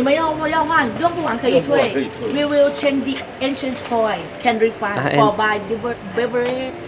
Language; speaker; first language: English; non-native, learner; Thai